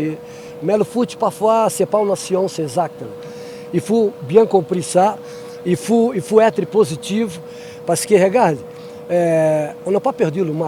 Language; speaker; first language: French; non-native, learner; Portuguese